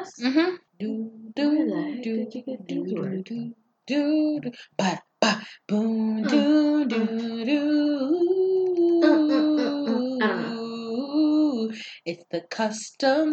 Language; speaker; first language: English; non-native, local second language; Swahili